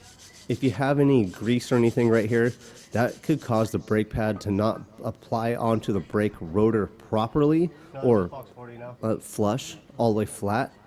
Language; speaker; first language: English; native; English